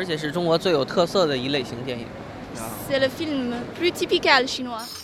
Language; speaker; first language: French; non-native, fluent; Chinese